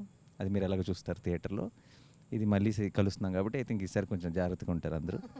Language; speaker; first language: Telugu; native; Telugu